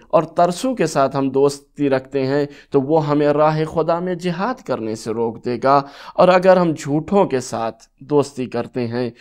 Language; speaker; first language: Urdu; native; Urdu